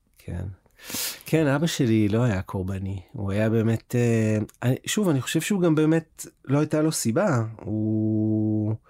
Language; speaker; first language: Hebrew; native; Hebrew